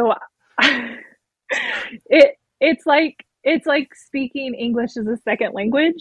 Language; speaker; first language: English; native; English